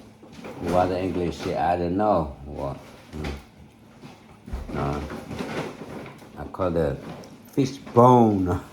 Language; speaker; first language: English; non-native, learner; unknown